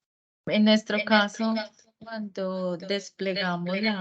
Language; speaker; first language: Spanish; native; Spanish